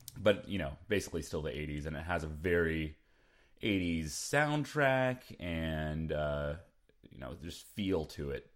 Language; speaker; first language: English; native; English